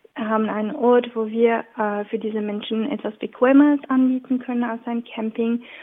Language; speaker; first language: German; non-native, local second language; French